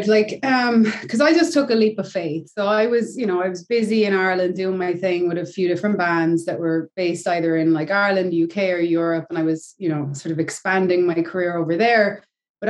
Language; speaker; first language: English; native; English